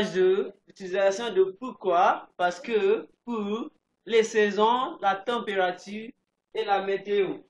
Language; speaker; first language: French; non-native, fluent; English